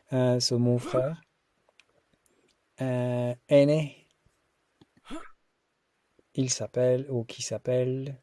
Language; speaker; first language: French; non-native, fluent; English